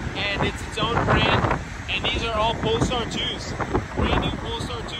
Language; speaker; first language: English; native; English